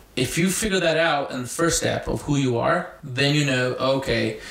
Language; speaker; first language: English; native; English